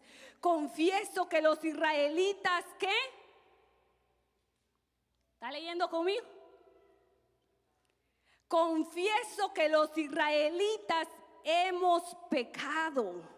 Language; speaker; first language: Spanish; native; Spanish